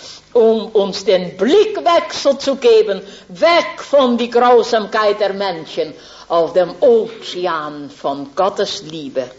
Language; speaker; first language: German; non-native, fluent; Dutch